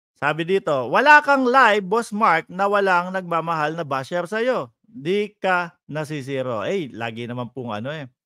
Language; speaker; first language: Filipino; native; Filipino